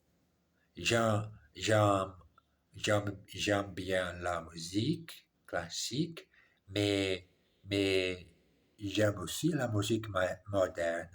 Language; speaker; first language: French; non-native, learner; English